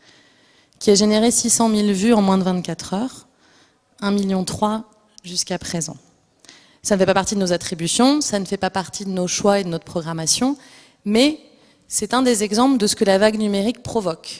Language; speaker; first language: French; native; French